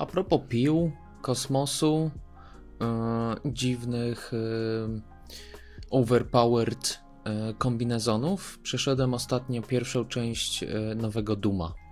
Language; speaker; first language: Polish; native; Polish